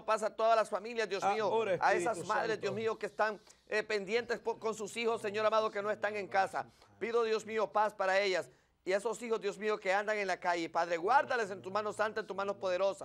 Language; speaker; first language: Spanish; native; Spanish